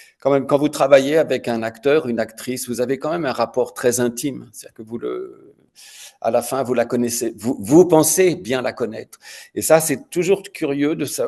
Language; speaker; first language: French; native; French